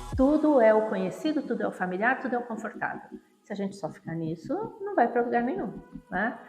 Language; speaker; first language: Portuguese; native; Portuguese